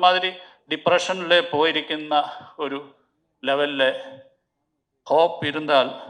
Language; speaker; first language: Tamil; non-native, learner; Malayalam